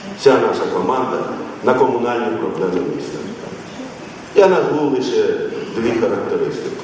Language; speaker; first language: Ukrainian; native; Ukrainian